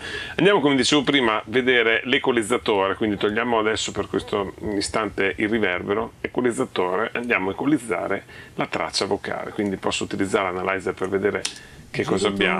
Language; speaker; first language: Italian; native; Italian